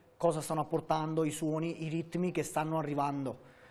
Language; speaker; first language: Italian; native; Italian